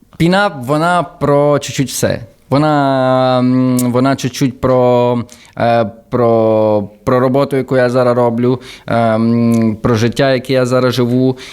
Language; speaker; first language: Ukrainian; early bilingual, heritage; Ukrainian